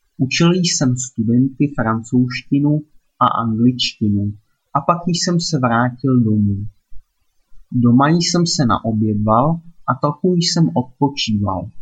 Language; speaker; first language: Czech; non-native, learner; German